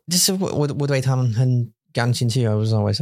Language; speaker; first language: Chinese; non-native, learner; English